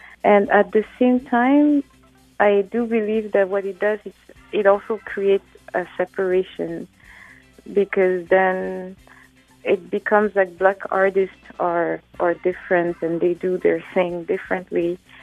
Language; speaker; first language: English; non-native, fluent; French